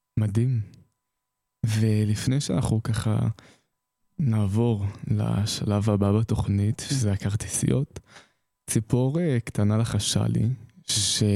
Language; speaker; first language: Hebrew; native; Hebrew